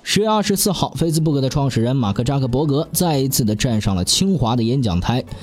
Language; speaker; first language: Chinese; native; Chinese